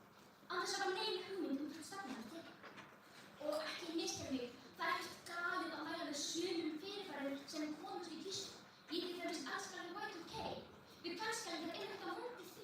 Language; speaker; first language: Icelandic; native; Icelandic